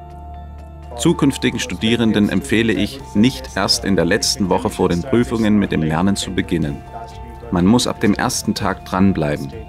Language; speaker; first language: German; non-native, learner; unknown